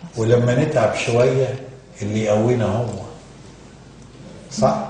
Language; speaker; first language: Arabic; native; Arabic